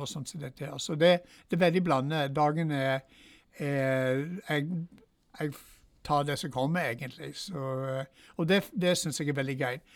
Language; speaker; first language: Norwegian; non-native, fluent; English